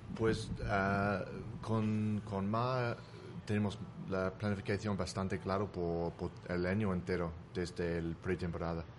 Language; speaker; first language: Spanish; non-native, fluent; English